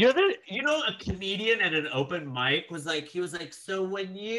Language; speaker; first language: English; native; English